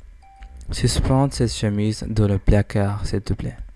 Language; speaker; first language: French; non-native, learner; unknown